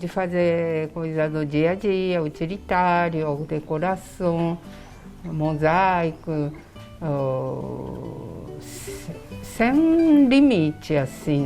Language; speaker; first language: Portuguese; non-native, learner; Japanese